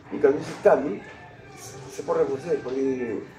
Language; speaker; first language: French; non-native, learner; Spanish